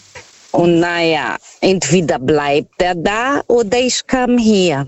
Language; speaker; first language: German; non-native, learner; Portuguese